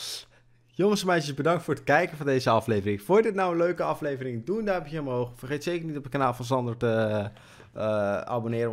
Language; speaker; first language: Dutch; native; Dutch